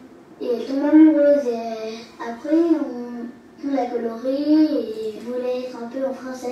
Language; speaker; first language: French; early bilingual, other home language; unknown